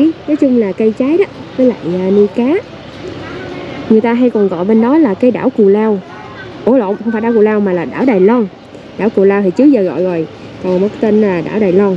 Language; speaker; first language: Vietnamese; native; Vietnamese